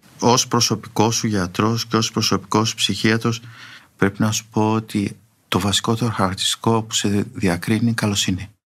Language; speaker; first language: Greek; native; Greek